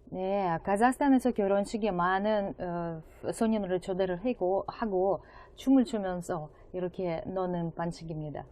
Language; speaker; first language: Korean; non-native, fluent; Russian